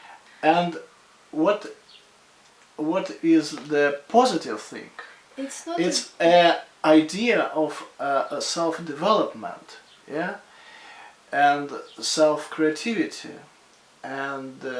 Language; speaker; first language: English; non-native, fluent; Russian